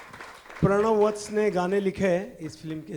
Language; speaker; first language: Hindi; native; Hindi